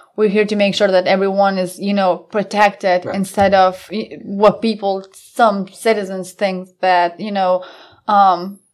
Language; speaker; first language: English; non-native, fluent; Albanian